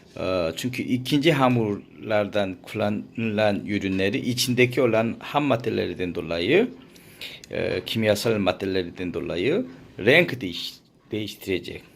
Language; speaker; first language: Turkish; non-native, learner; Korean